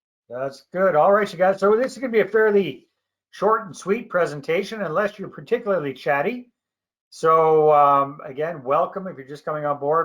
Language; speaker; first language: English; native; English